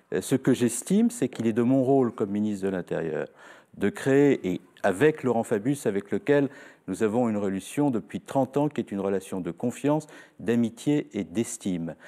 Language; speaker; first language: French; native; French